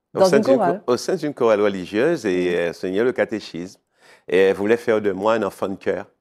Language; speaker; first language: French; native; French